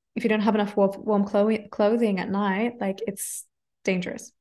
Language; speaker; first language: English; native; English